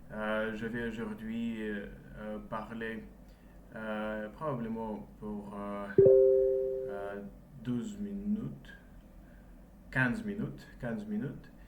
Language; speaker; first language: French; non-native, learner; Russian